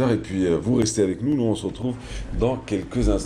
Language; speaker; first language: French; non-native, local second language; Arabic